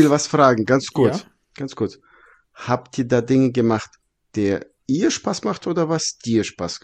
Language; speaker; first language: German; non-native, fluent; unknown